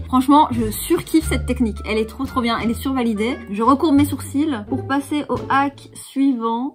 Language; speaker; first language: French; native; French